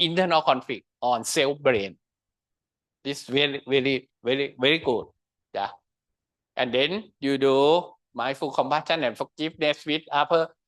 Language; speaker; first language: English; non-native, fluent; Thai